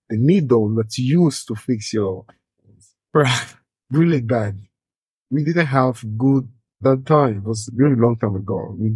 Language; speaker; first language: English; non-native, fluent; Portuguese